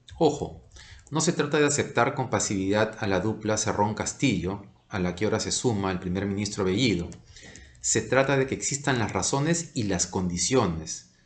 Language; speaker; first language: Spanish; native; Spanish